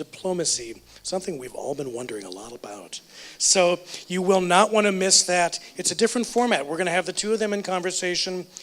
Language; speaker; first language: English; native; English